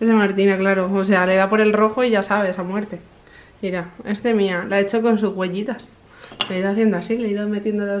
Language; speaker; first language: Spanish; native; Spanish